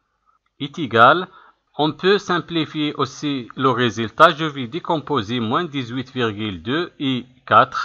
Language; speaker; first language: French; non-native, local second language; Arabic